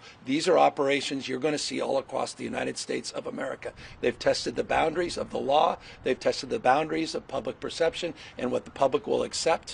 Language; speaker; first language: English; native; English